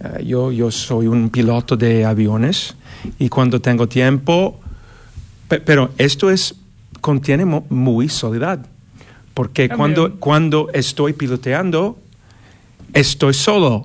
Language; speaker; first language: Spanish; non-native, fluent; English